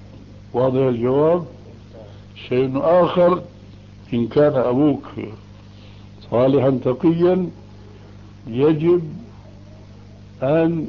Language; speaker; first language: Arabic; early bilingual, other home language; Albanian